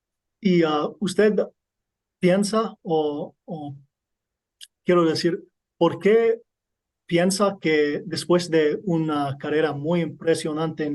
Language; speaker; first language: Spanish; non-native, learner; English